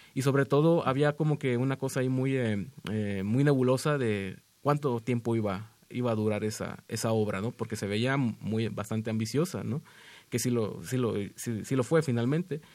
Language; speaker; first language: Spanish; native; Spanish